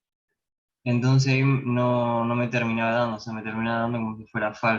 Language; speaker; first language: Spanish; native; Spanish